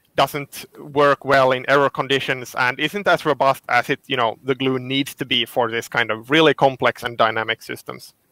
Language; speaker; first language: English; non-native, fluent; Finnish